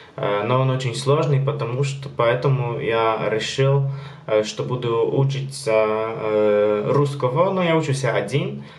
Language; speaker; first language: Russian; non-native, learner; Polish